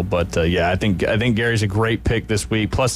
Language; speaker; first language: English; native; English